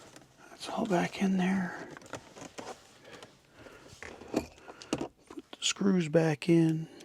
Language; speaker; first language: English; native; English